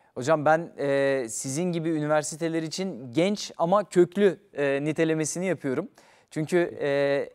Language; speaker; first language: Turkish; native; Turkish